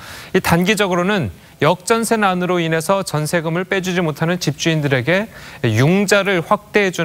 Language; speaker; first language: Korean; native; Korean